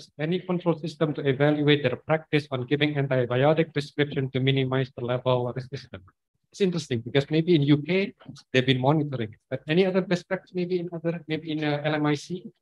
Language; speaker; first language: English; non-native, fluent; Indonesian